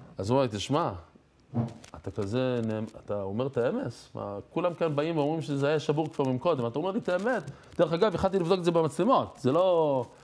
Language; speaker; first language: Hebrew; non-native, fluent; English